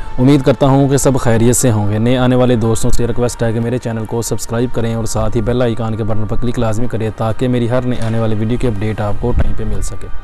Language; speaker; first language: Urdu; non-native, local second language; Punjabi